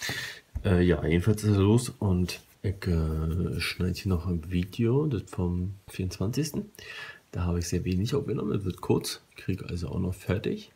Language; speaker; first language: German; native; German